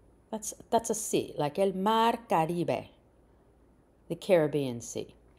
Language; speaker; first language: English; native; English